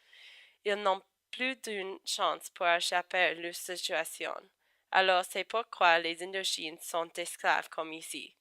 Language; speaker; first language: French; non-native, fluent; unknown